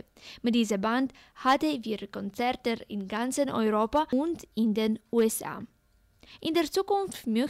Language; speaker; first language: German; non-native, fluent; Ukrainian